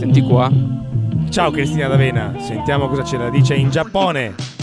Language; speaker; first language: Italian; native; Italian